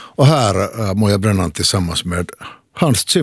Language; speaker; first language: Swedish; native; Swedish